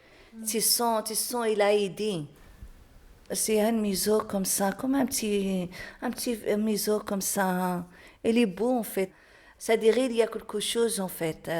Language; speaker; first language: French; non-native, learner; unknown